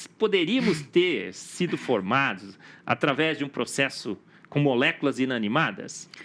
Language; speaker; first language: Portuguese; native; Portuguese